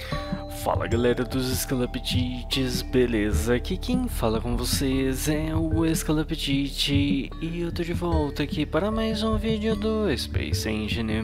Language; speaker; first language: Portuguese; native; Portuguese